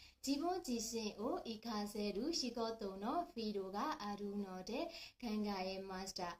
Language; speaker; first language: Japanese; non-native, learner; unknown